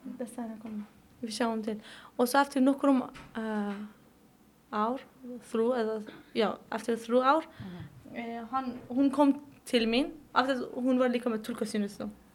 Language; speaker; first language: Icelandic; non-native, learner; Persian